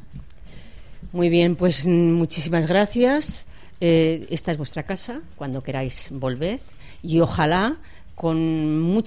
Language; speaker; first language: Spanish; native; Spanish